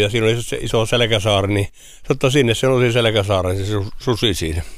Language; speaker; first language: Finnish; native; Finnish